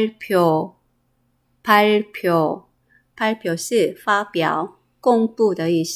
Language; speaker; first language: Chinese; non-native, fluent; Korean